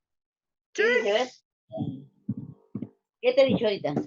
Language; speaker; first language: Spanish; native; Spanish